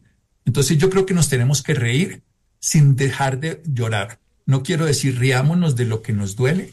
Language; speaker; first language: Spanish; native; Spanish